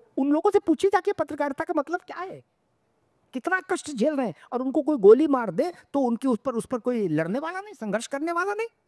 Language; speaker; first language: Hindi; native; Hindi